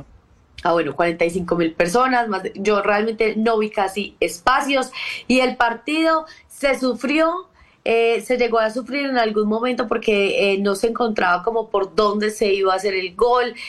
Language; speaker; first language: Spanish; native; Spanish